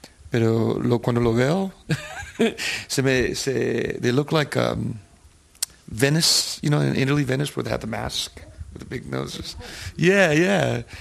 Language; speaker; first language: English; early bilingual, other home language; Spanish